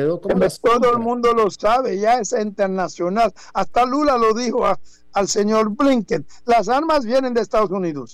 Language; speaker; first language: Spanish; non-native, fluent; Haitian Creole